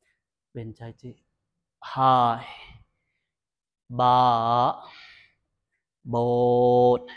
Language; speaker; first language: Vietnamese; non-native, learner; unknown